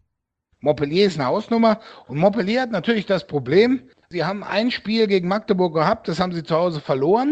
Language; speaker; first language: German; native; German